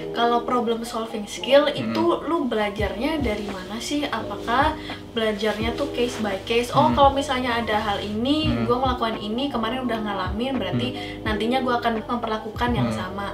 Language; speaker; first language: Indonesian; native; Indonesian